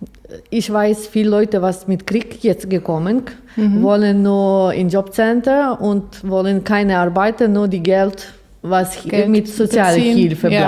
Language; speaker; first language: German; non-native, learner; Ukrainian